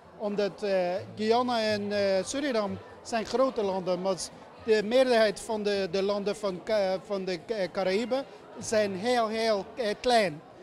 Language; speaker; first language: Dutch; non-native, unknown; English